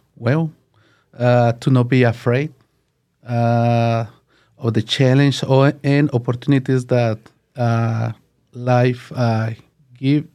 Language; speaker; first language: English; non-native, learner; Spanish